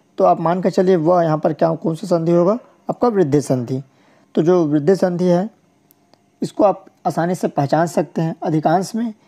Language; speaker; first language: Hindi; native; Hindi